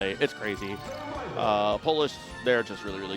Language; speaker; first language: English; native; English